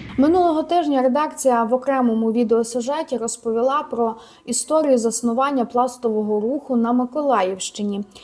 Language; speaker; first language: Ukrainian; native; Ukrainian